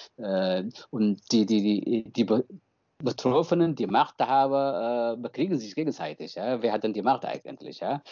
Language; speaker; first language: German; non-native, fluent; Tigrinya